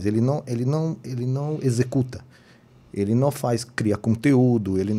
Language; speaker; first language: Portuguese; non-native, fluent; Hebrew